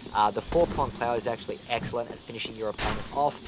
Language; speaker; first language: English; native; English